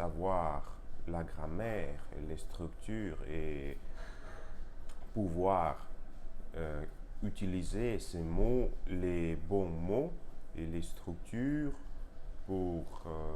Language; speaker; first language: French; non-native, learner; Russian